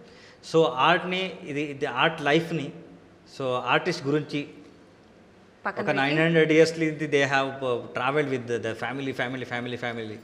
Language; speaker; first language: Telugu; non-native, local second language; Kannada